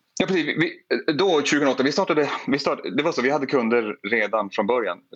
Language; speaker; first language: Swedish; native; Swedish